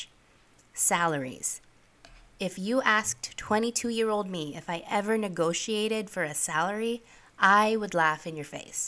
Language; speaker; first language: English; native; English